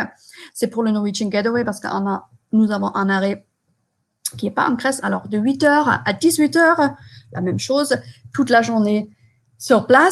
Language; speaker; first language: French; non-native, fluent; German